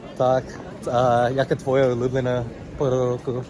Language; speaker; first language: Ukrainian; non-native, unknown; English